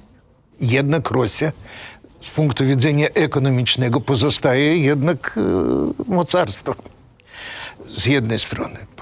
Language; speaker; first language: Polish; non-native, fluent; Russian